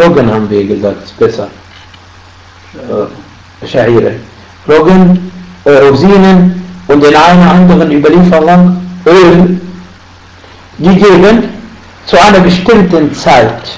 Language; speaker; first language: German; non-native, fluent; Arabic